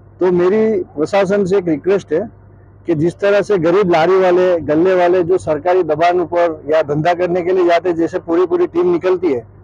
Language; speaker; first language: Hindi; non-native, local second language; Gujarati